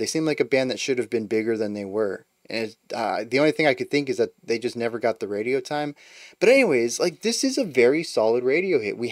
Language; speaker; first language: English; native; English